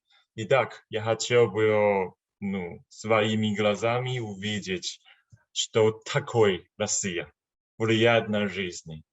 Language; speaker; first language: Russian; non-native, learner; Chinese